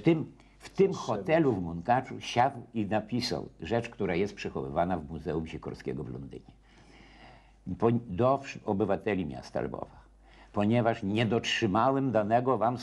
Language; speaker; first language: Polish; native; Polish